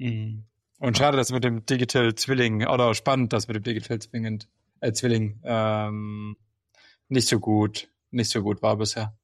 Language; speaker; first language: German; native; German